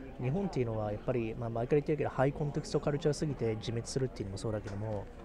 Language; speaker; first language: Japanese; native; Japanese